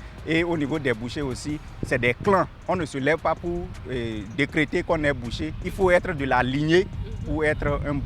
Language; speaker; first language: French; non-native, local second language; Fula